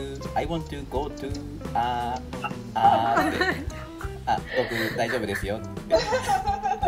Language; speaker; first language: Japanese; native; Japanese